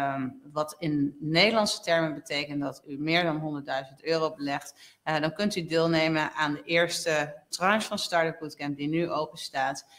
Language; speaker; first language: Dutch; native; Dutch